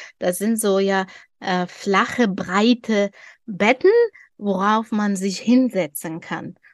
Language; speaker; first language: German; non-native, fluent; Tajik